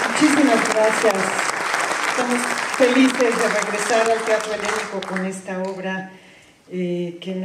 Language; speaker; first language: Spanish; native; Spanish